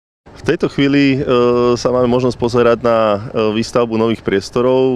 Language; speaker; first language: Slovak; native; Slovak